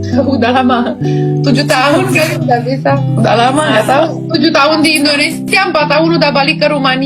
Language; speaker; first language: Indonesian; non-native, fluent; Romanian